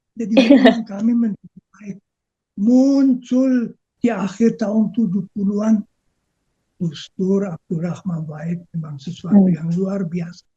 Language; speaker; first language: Indonesian; non-native, fluent; German